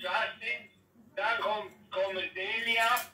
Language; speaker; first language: German; non-native, learner; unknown